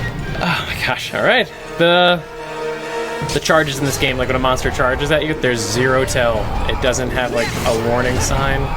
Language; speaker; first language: English; native; English